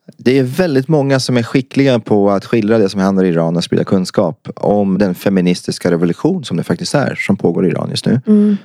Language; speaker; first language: Swedish; early bilingual, other home language; Persian